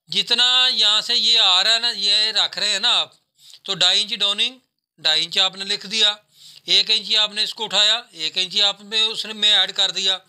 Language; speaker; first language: Urdu; non-native, local second language; Punjabi